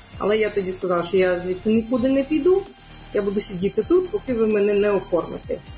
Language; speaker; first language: Ukrainian; non-native, local second language; Crimean Tatar